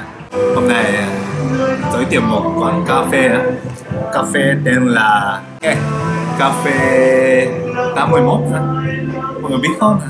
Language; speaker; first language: Vietnamese; non-native, fluent; Japanese